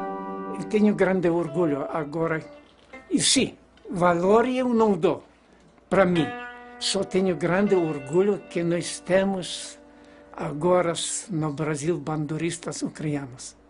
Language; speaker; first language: Portuguese; non-native, fluent; Ukrainian